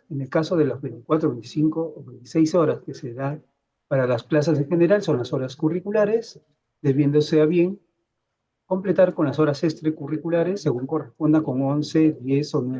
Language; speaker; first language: Spanish; native; Spanish